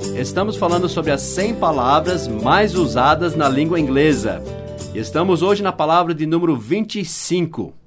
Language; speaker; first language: Portuguese; non-native, fluent; English